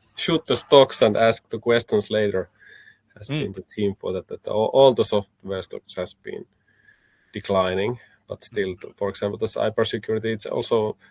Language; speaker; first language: English; non-native, fluent; Finnish